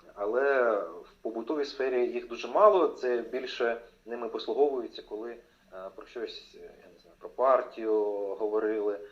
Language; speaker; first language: Ukrainian; non-native, local second language; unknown